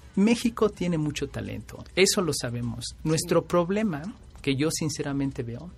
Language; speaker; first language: Spanish; native; Spanish